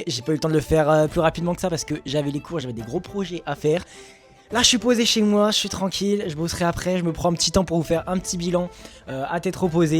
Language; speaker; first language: French; native; French